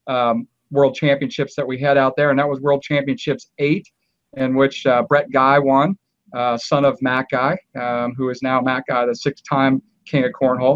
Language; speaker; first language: English; native; English